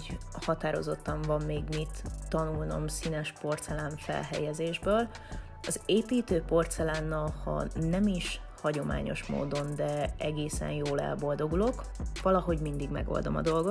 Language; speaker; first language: Hungarian; native; Hungarian